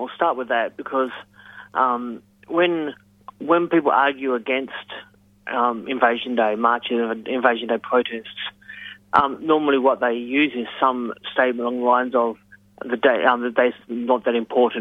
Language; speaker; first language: English; native; English